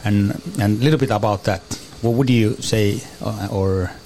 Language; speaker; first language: English; non-native, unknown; Finnish